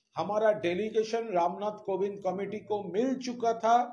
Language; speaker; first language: Hindi; non-native, local second language; Bangla